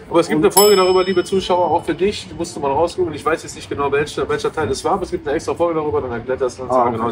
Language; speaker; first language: German; native; German